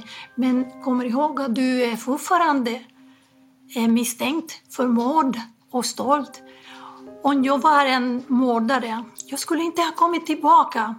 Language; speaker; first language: Swedish; non-native, fluent; Spanish